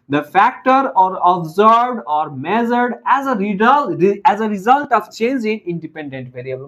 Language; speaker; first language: English; non-native, local second language; Nepali